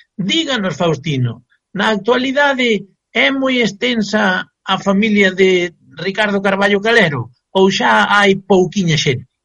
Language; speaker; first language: Galician; native; Galician